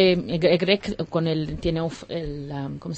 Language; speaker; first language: Spanish; non-native, learner; English